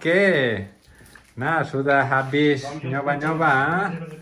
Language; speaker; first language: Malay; non-native, fluent; Catalan